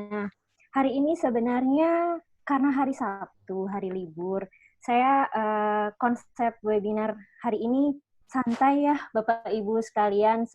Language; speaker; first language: Indonesian; native; Indonesian